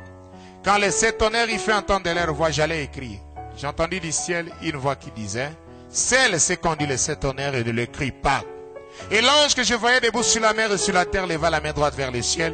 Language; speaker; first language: French; non-native, local second language; Lingala